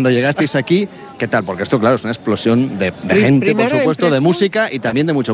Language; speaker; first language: Spanish; native; Spanish